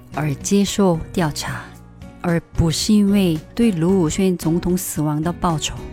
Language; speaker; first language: Chinese; non-native, fluent; Korean